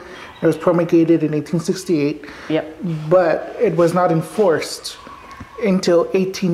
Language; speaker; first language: English; early bilingual, other home language; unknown